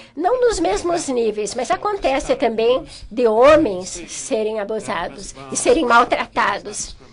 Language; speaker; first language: Portuguese; non-native, fluent; English